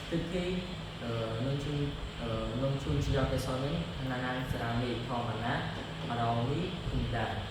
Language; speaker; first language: Korean; non-native, learner; Khmer